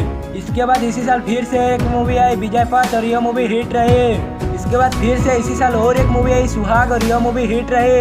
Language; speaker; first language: Hindi; non-native, local second language; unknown